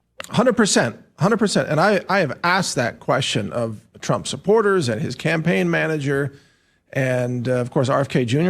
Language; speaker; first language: English; native; English